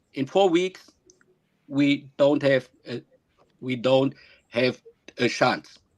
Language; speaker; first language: English; non-native, learner; German